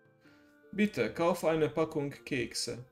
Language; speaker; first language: German; non-native, learner; English